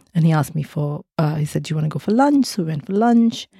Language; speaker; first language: English; non-native, local second language; Malayalam